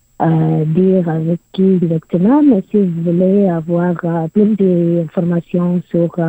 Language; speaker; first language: French; non-native, learner; Arabic